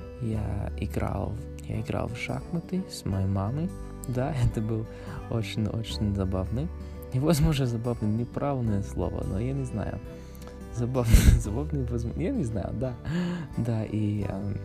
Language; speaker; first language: Russian; non-native, learner; English